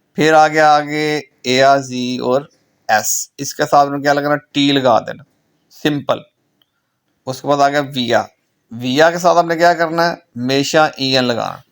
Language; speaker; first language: Urdu; non-native, local second language; Punjabi